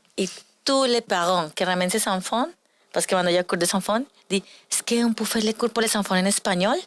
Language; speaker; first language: French; non-native, learner; Spanish